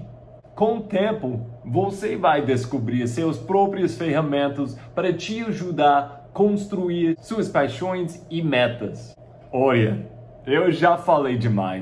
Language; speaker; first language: Portuguese; non-native, fluent; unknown